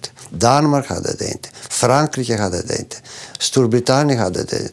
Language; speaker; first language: Swedish; non-native, fluent; Greek